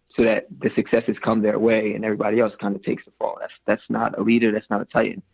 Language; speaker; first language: English; native; English